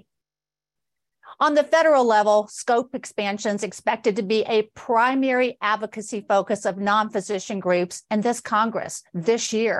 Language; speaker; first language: English; native; English